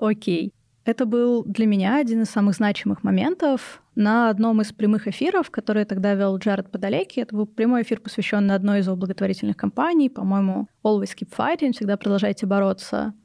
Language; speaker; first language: Russian; native; Russian